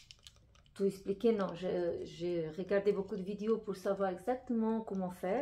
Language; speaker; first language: French; non-native, fluent; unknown